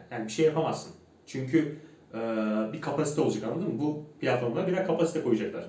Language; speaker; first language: Turkish; native; Turkish